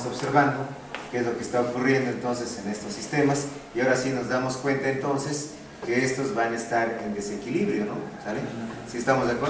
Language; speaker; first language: Spanish; native; Spanish